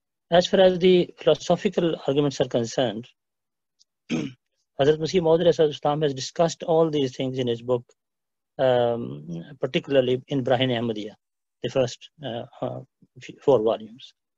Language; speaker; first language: English; non-native, local second language; Urdu